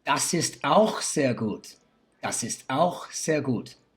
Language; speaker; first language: German; non-native, learner; English